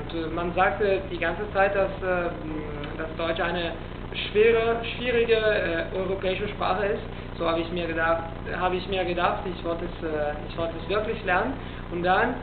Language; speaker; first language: German; non-native, fluent; Italian